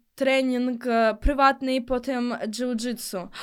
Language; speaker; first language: Polish; early bilingual, other home language; Russian